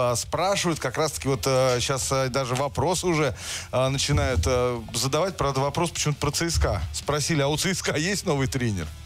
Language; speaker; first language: Russian; native; Russian